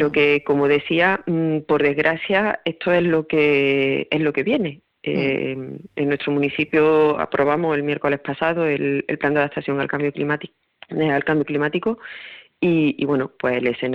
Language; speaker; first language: Spanish; native; Spanish